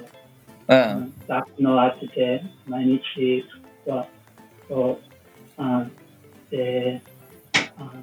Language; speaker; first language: Japanese; non-native, learner; English